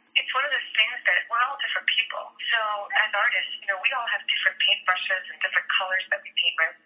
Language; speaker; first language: English; native; English